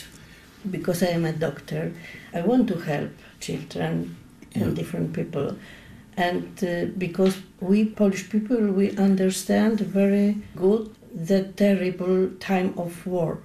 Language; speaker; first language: English; non-native, learner; Polish